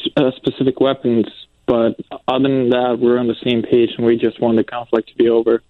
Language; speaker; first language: English; non-native, fluent; Ukrainian